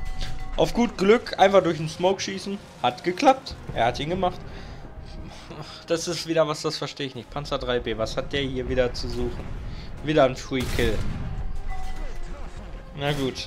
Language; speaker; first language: German; native; German